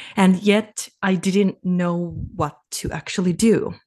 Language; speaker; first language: English; non-native, fluent; Finnish